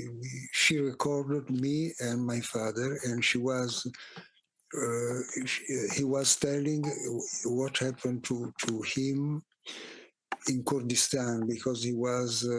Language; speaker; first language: English; non-native, fluent; Italian